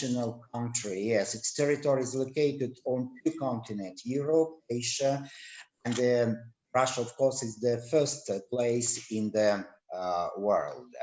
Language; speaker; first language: English; non-native, learner; Russian